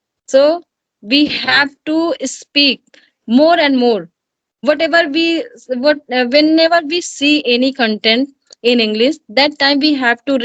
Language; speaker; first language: English; non-native, learner; Hindi